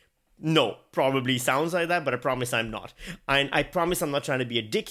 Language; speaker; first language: English; non-native, local second language; Urdu